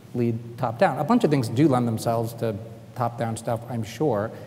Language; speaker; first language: English; native; English